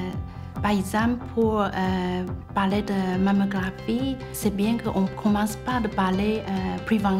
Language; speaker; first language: French; non-native, fluent; Chinese